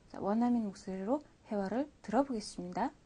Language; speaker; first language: Korean; non-native, fluent; Mongolian